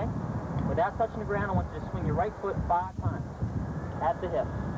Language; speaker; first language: English; native; English